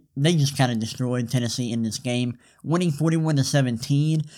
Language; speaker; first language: English; native; English